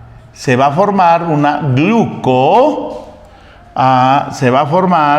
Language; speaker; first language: Spanish; native; Spanish